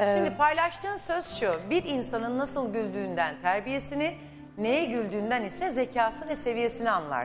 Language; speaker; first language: Turkish; native; Turkish